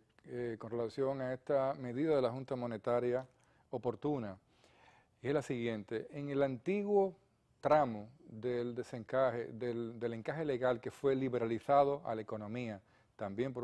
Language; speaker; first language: Spanish; native; Spanish